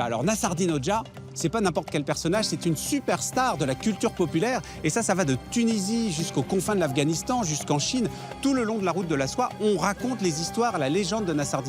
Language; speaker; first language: French; native; French